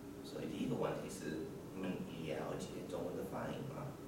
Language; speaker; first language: Chinese; non-native, fluent; English